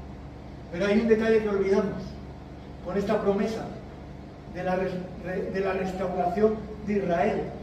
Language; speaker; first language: Spanish; native; Spanish